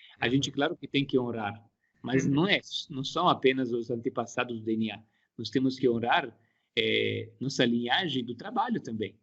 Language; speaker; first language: Portuguese; non-native, fluent; Italian